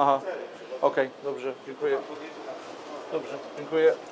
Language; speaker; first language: Polish; non-native, learner; English